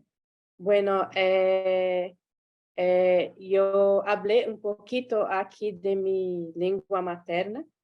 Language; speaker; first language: Spanish; non-native, fluent; Guarani